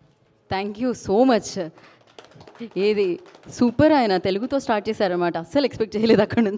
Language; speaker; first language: Telugu; native; Telugu